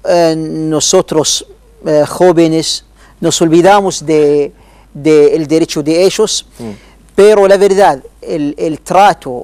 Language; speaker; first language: Spanish; non-native, learner; Arabic